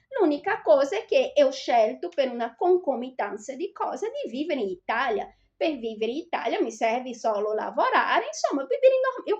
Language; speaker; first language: Italian; non-native, fluent; Portuguese